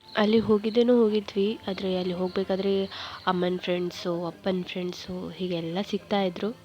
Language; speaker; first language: Kannada; non-native, local second language; Tulu